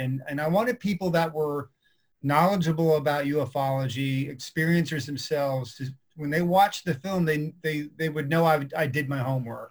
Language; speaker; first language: English; native; English